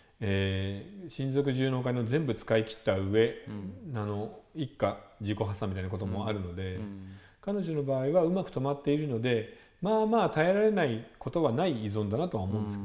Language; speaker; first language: Japanese; native; Japanese